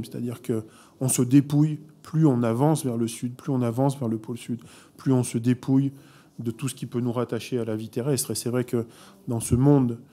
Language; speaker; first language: French; native; French